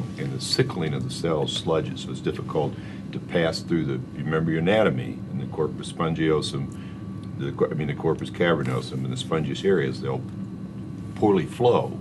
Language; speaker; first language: English; native; English